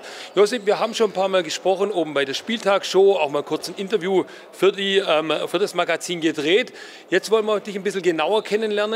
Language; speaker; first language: German; native; German